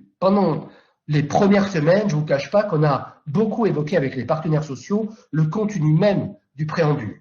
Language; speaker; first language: French; native; French